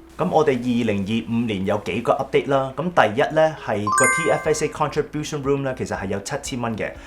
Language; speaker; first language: Cantonese; early bilingual, heritage; Cantonese